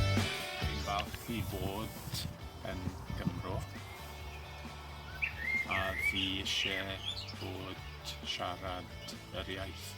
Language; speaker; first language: Welsh; non-native, learner; English